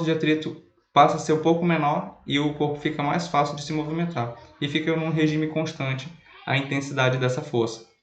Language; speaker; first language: Portuguese; native; Portuguese